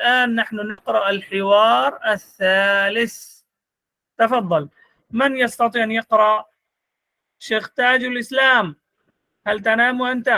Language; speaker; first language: Arabic; non-native, fluent; Bangla